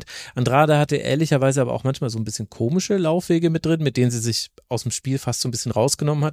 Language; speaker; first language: German; native; German